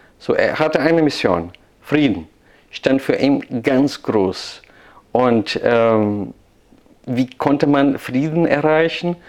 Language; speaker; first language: German; non-native, fluent; Portuguese